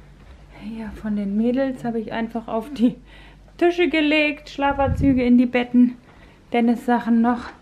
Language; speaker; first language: German; native; German